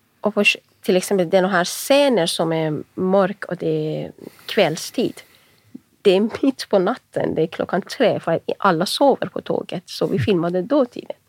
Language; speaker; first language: Swedish; non-native, fluent; Persian